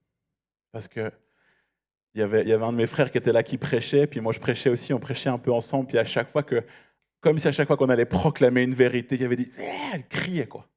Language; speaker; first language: French; native; French